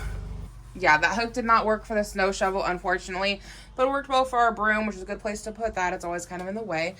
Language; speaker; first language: English; native; English